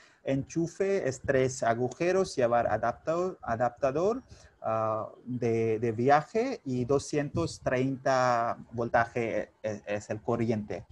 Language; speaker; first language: Spanish; non-native, fluent; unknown